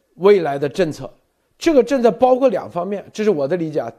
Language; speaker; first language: Chinese; non-native, fluent; English